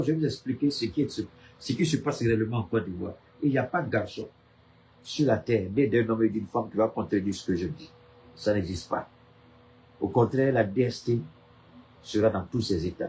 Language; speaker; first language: French; native; French